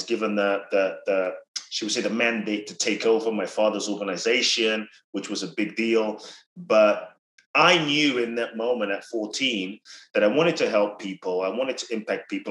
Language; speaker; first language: English; native; English